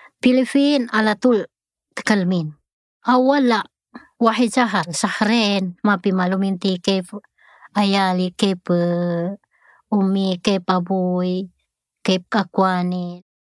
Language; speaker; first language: Arabic; non-native, learner; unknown